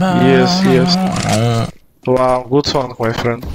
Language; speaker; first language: English; non-native, learner; Russian